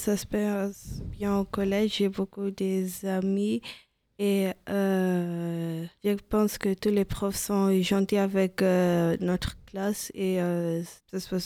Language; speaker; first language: French; non-native, learner; English